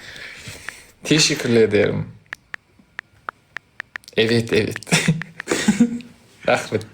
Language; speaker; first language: Turkish; non-native, learner; Kazakh